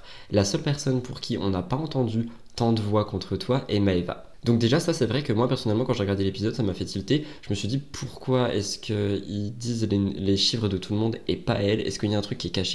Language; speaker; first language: French; native; French